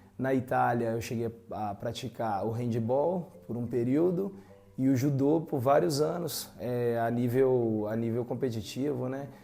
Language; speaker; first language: Portuguese; native; Portuguese